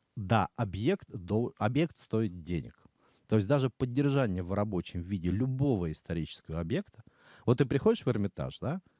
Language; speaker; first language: Russian; native; Russian